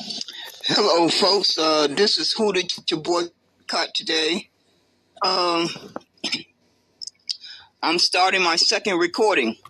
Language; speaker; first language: English; native; English